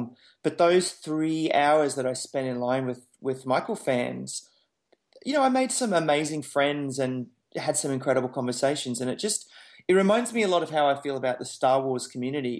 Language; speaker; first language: English; native; English